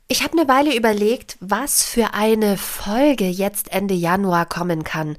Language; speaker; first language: German; native; German